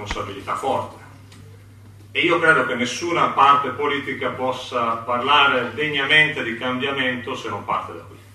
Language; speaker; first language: Italian; native; Italian